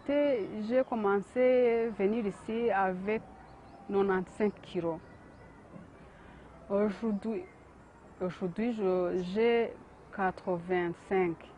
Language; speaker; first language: French; non-native, learner; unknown